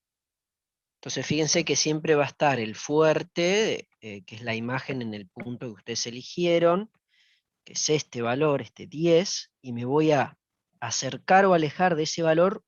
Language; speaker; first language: Spanish; native; Spanish